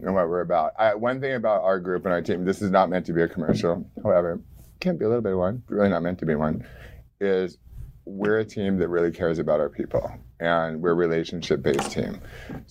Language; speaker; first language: English; native; English